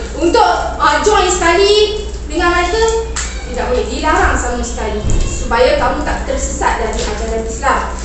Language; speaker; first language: Malay; native; Malay